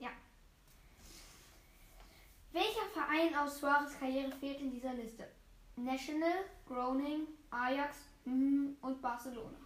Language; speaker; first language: German; native; German